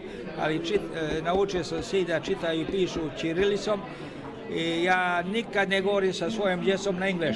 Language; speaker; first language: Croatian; early bilingual, heritage; Serbian